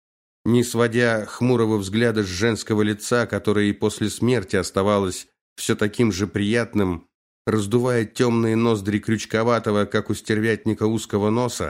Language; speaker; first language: Russian; native; Russian